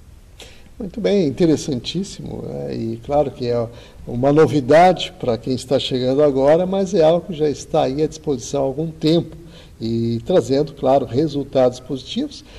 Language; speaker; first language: Portuguese; native; Portuguese